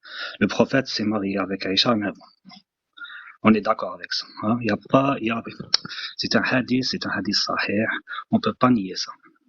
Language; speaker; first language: French; non-native, local second language; Arabic